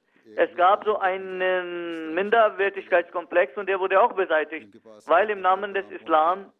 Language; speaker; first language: German; non-native, fluent; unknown